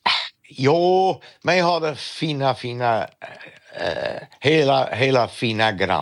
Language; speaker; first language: Swedish; non-native, learner; Dutch